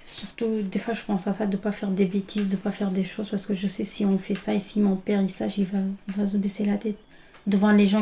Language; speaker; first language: French; early bilingual, other home language; Kurdish